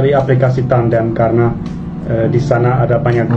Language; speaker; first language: Indonesian; non-native, fluent; Hungarian